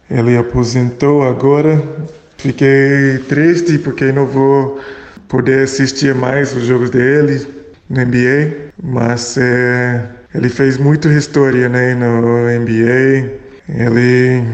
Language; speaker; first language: Portuguese; non-native, fluent; English